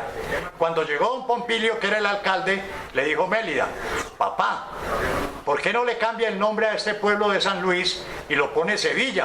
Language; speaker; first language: Spanish; native; Spanish